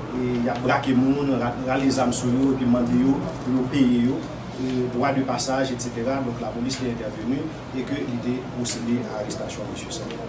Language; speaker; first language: French; non-native, local second language; Haitian Creole